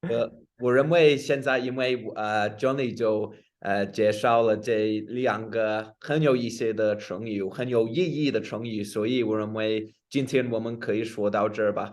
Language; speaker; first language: Chinese; non-native, fluent; English